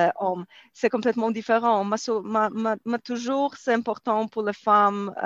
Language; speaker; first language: French; non-native, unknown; Polish